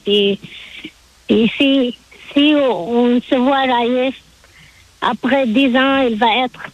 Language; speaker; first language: French; non-native, learner; Arabic